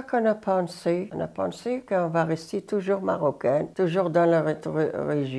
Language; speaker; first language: French; non-native, learner; Arabic